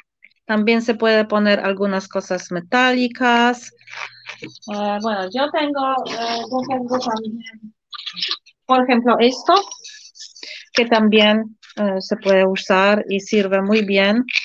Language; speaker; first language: Spanish; non-native, fluent; Polish